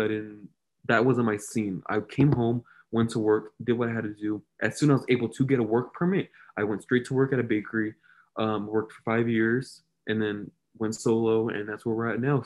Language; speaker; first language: English; native; English